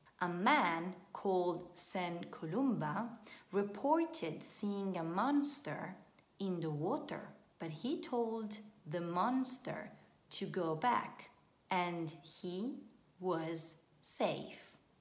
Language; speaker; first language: English; non-native, fluent; Italian